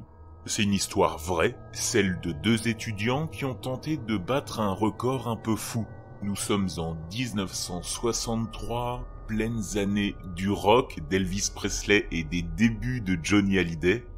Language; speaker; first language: French; native; French